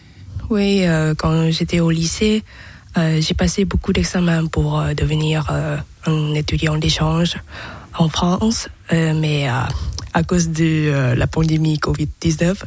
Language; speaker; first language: French; non-native, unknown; Thai